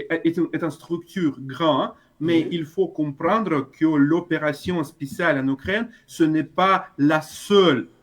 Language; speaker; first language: French; non-native, fluent; Russian